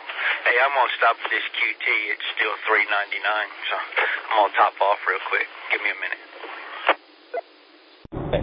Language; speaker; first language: English; native; English